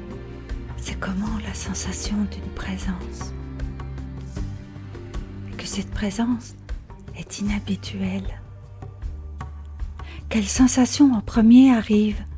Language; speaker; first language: French; native; French